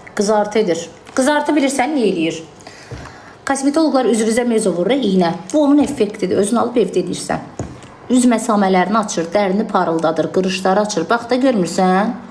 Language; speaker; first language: Azerbaijani; native; Azerbaijani